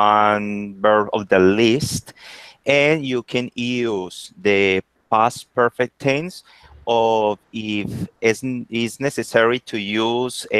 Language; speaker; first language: English; non-native, learner; Spanish